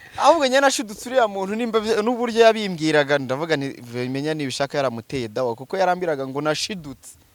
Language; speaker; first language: Kinyarwanda; native; Kinyarwanda